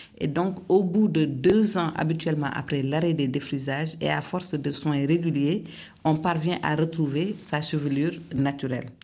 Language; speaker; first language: French; non-native, local second language; Wolof